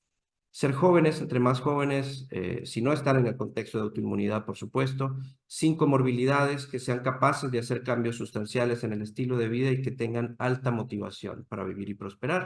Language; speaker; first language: Spanish; native; Spanish